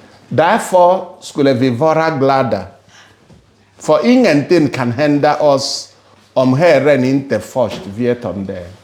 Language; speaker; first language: Swedish; non-native, fluent; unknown